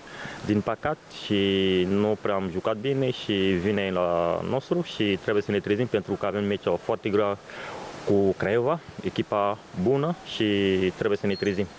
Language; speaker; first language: Romanian; non-native, learner; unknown